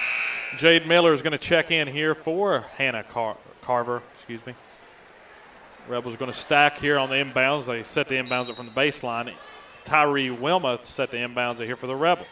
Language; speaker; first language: English; native; English